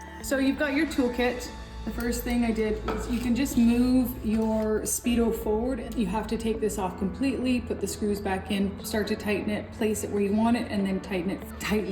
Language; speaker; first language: English; native; English